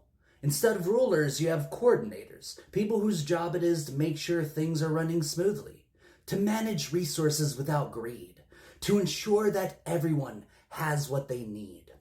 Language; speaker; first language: English; native; English